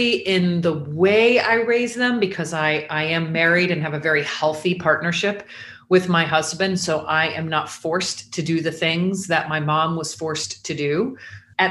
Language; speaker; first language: English; native; English